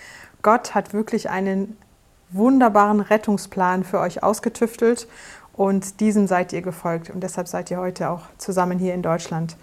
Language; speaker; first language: German; native; German